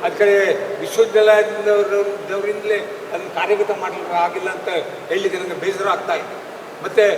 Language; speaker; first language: Kannada; non-native, local second language; Konkani